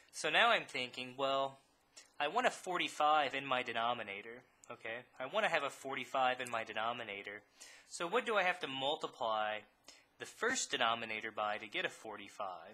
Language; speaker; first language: English; native; English